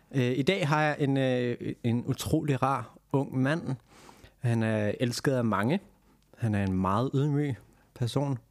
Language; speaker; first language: Danish; early bilingual, other home language; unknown